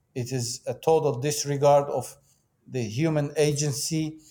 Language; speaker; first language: English; non-native, fluent; Turkish